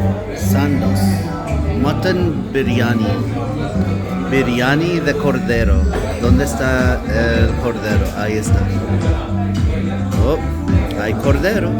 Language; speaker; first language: Spanish; non-native, fluent; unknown